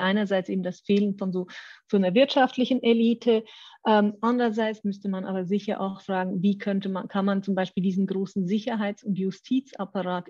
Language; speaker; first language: German; native; German